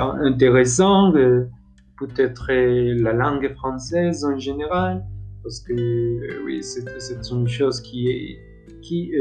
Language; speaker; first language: French; non-native, learner; Spanish